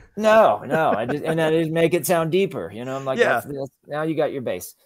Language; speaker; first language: English; native; English